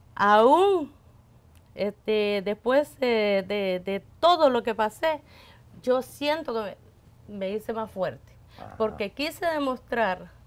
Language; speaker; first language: Spanish; native; Spanish